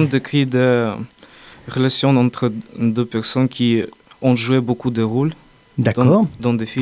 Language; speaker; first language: French; non-native, learner; Ukrainian